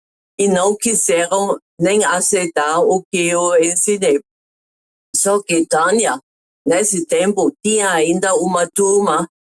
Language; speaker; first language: Portuguese; non-native, fluent; German